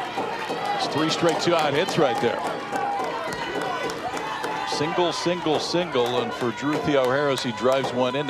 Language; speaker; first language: English; native; English